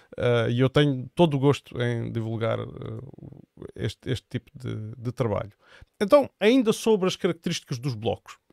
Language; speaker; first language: Portuguese; native; Portuguese